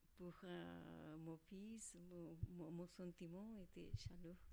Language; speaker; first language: French; non-native, learner; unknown